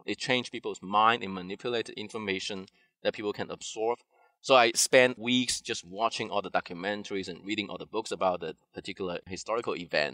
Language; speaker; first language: English; non-native, fluent; Cantonese